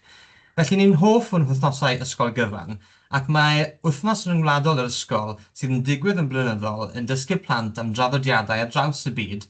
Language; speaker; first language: Welsh; native; Welsh